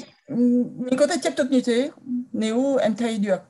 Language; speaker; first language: Vietnamese; non-native, fluent; French